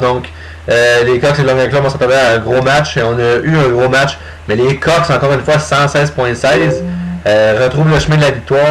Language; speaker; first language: French; native; French